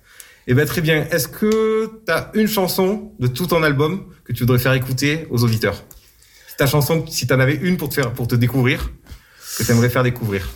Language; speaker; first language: French; native; French